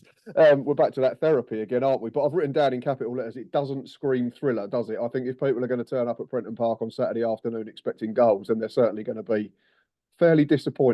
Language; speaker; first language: English; native; English